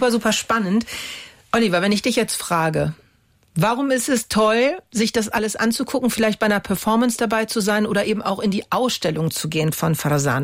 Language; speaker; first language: German; native; German